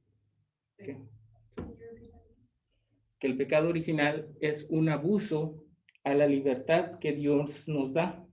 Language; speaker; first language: Spanish; early bilingual, other home language; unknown